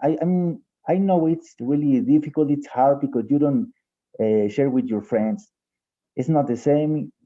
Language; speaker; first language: English; non-native, fluent; Spanish